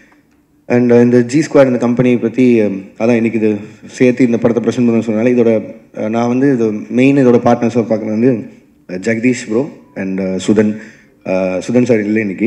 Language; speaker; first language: Tamil; native; Tamil